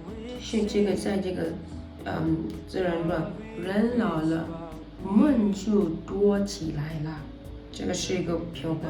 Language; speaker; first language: Chinese; non-native, learner; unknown